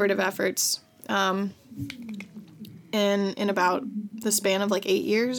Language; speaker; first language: English; native; English